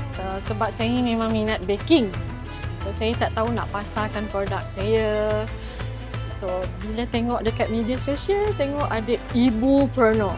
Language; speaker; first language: Malay; native; Malay